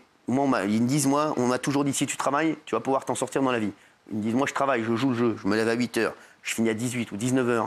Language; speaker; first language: French; native; French